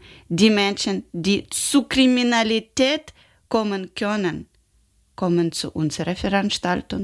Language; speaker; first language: German; non-native, learner; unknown